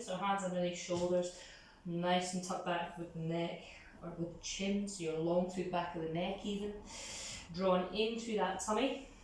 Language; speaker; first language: English; native; English